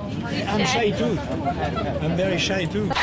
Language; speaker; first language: English; non-native, learner; French